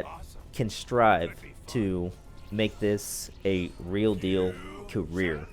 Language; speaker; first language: English; native; English